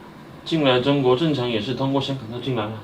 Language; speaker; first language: Chinese; native; Chinese